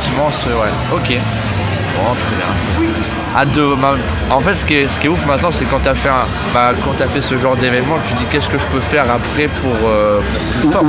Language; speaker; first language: French; native; French